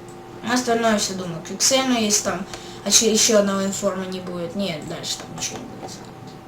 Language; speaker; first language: Russian; native; Russian